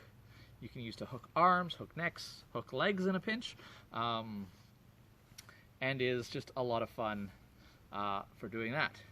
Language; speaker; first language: English; native; English